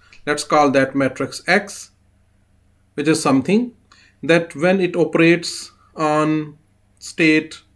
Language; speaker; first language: English; non-native, fluent; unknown